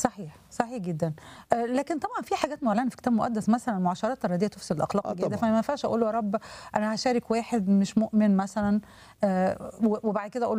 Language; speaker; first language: Arabic; native; Arabic